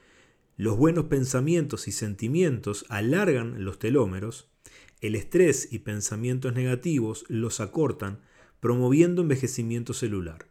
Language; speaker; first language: Spanish; native; Spanish